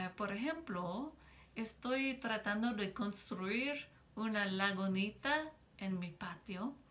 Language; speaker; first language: Spanish; non-native, fluent; English